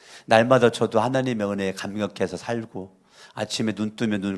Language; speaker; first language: Korean; native; Korean